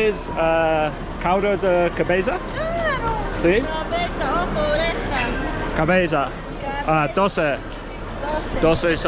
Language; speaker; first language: Spanish; non-native, learner; English